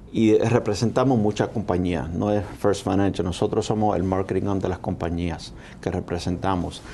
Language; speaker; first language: Spanish; early bilingual, heritage; Spanish